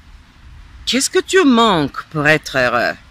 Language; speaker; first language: French; non-native, fluent; Serbian